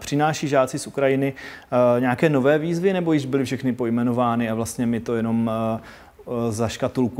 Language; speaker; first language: Czech; native; Czech